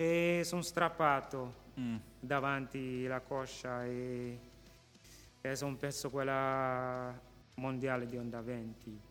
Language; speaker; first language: Italian; non-native, local second language; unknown